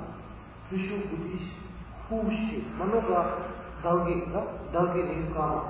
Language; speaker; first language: Russian; non-native, learner; Tibetan